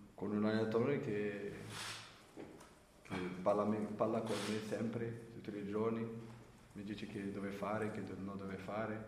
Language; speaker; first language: Italian; non-native, learner; French